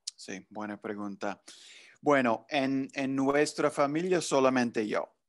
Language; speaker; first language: Spanish; non-native, fluent; English